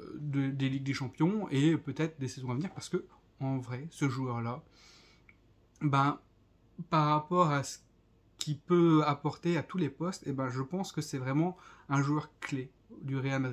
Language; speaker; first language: French; native; French